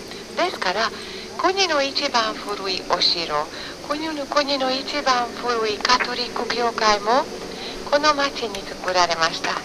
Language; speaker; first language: Japanese; non-native, fluent; Hungarian